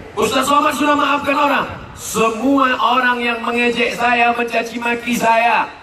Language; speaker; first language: Indonesian; native; Indonesian